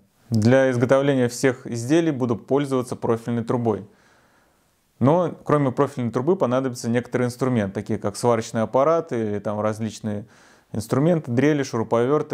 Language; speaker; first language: Russian; native; Russian